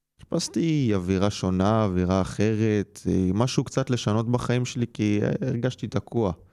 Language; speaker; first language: Hebrew; early bilingual, other home language; English